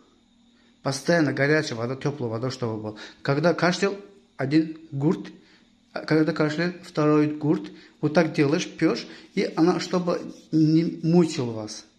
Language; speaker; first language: Russian; non-native, fluent; Azerbaijani